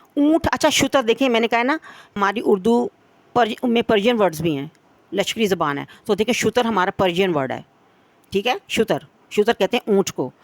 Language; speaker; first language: Urdu; native; Urdu